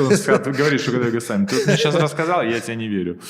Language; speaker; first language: Russian; native; Russian